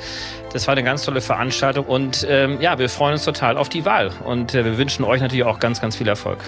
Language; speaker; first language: German; native; German